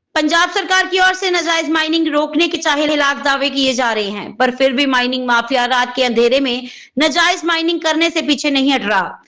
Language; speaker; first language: Hindi; non-native, local second language; Punjabi